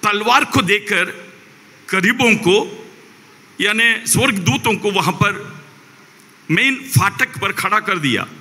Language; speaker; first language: Hindi; non-native, local second language; Malayalam